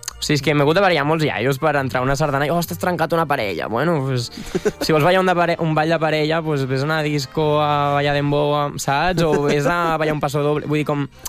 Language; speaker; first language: Catalan; native; Catalan